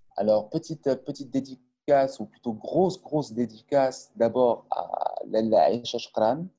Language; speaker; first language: French; non-native, local second language; Arabic